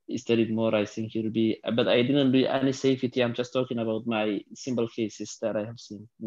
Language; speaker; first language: English; non-native, fluent; Somali